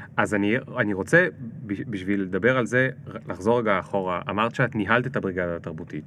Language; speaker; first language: Hebrew; native; Hebrew